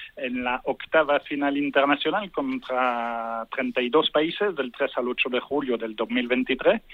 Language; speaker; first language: Spanish; non-native, fluent; French